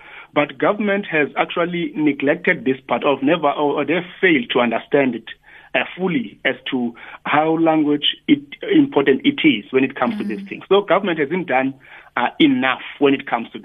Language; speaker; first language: English; non-native, local second language; Xhosa